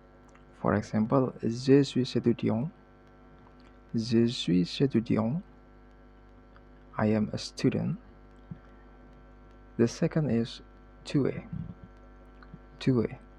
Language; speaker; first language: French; non-native, learner; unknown